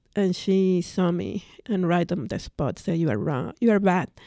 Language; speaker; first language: English; non-native, fluent; Spanish